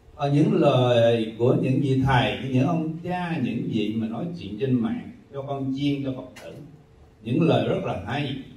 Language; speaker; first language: Vietnamese; native; Vietnamese